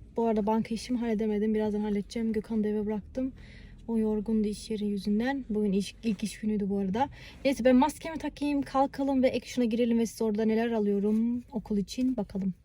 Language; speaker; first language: Turkish; early bilingual, heritage; Turkish